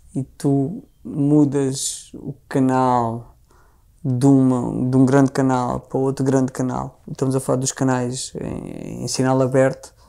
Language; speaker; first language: Portuguese; native; Portuguese